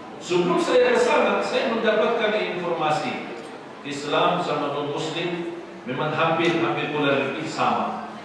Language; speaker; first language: Indonesian; non-native, fluent; Arabic